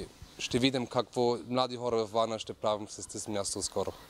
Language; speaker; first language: Bulgarian; non-native, learner; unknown